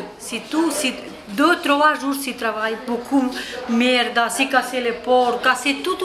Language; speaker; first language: French; non-native, learner; Romanian